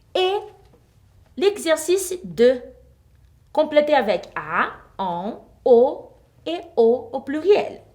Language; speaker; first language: French; non-native, fluent; Portuguese